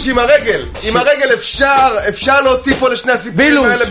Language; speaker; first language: Hebrew; native; Hebrew